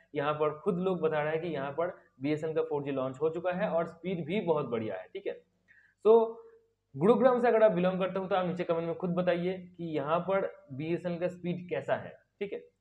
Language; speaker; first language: Hindi; non-native, local second language; Bangla